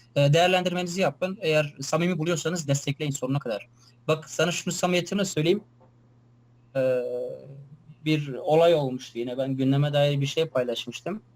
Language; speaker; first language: Turkish; non-native, local second language; Kurdish